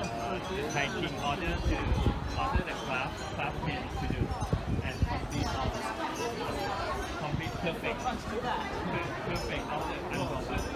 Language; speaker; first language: English; non-native, learner; Thai